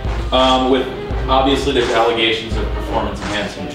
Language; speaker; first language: English; native; English